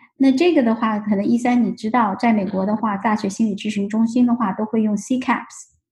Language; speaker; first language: Chinese; native; Chinese